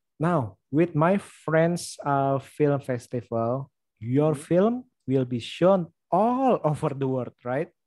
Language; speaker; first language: English; non-native, learner; Indonesian